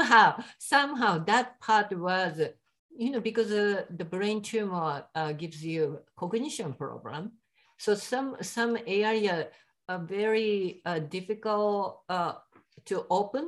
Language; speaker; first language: English; non-native, fluent; Japanese